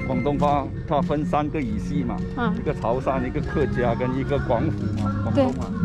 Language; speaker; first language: Chinese; non-native, local second language; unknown